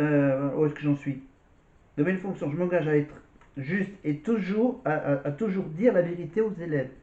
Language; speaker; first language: French; native; French